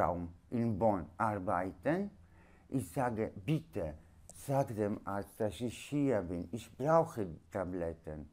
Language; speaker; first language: German; non-native, learner; Polish